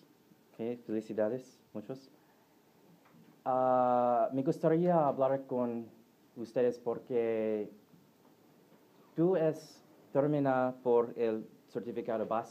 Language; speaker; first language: Spanish; non-native, learner; English